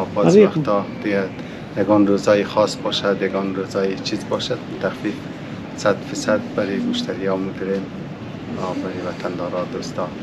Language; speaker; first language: Persian; native; Persian